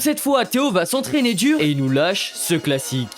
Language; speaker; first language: French; native; French